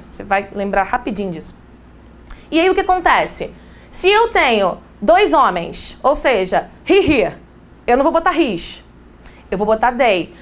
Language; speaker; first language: Portuguese; native; Portuguese